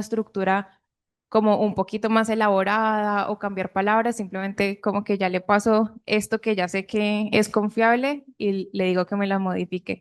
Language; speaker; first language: Spanish; native; Spanish